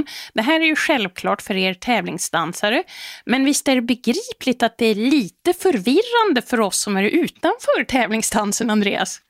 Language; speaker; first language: Swedish; native; Swedish